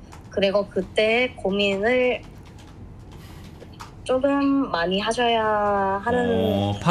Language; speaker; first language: Korean; non-native, fluent; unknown